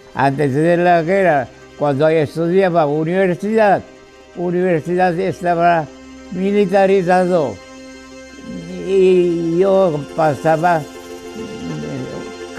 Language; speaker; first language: Spanish; non-native, fluent; Georgian